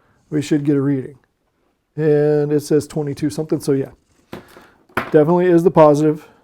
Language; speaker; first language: English; native; English